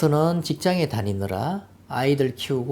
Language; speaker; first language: Korean; native; Korean